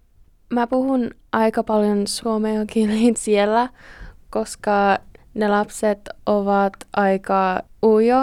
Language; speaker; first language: Finnish; non-native, learner; English